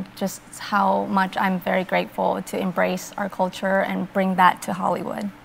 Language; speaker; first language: English; early bilingual, other home language; Vietnamese